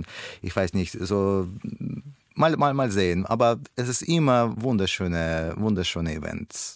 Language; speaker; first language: German; non-native, learner; Russian